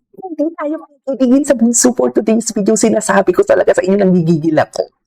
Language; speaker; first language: Filipino; non-native, local second language; Hiligaynon